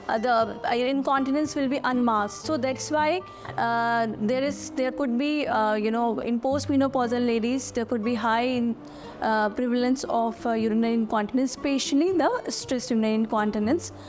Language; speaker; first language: English; non-native, local second language; Hindi